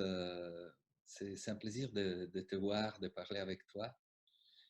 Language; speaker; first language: French; non-native, fluent; Italian